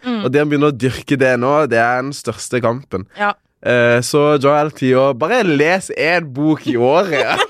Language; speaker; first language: Norwegian; early bilingual, other home language; Persian